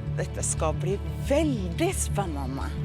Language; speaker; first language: Norwegian; early bilingual, heritage; Norwegian